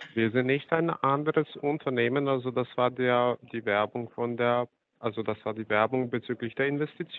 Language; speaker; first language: German; non-native, fluent; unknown